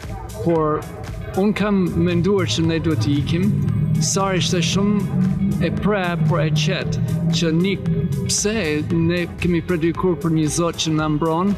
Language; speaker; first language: Albanian; non-native, learner; English